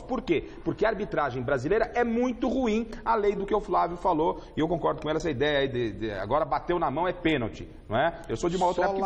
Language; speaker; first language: Portuguese; native; Portuguese